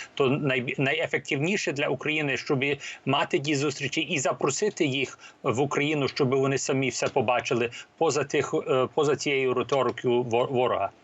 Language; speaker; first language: Ukrainian; early bilingual, heritage; Ukrainian